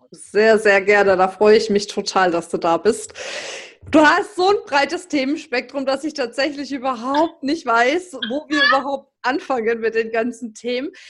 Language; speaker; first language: German; native; German